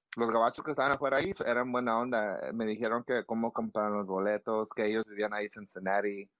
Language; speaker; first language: Spanish; early bilingual, heritage; Spanish